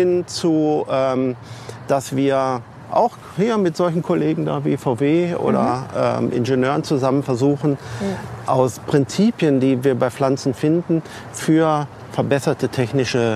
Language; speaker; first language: German; native; German